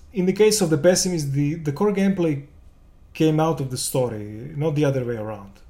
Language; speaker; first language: English; non-native, fluent; Serbian